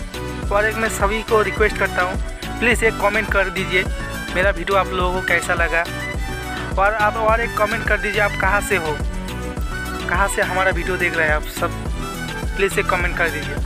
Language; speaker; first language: Hindi; non-native, local second language; Bangla